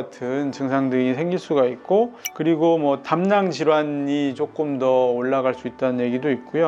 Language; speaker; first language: Korean; native; Korean